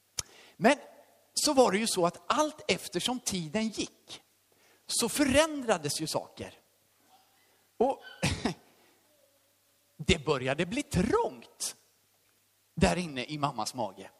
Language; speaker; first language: Swedish; native; Swedish